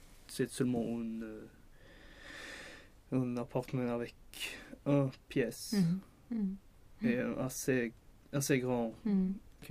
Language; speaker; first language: French; non-native, learner; Swedish